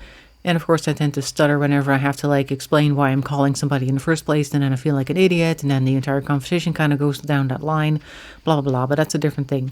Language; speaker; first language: English; non-native, fluent; Dutch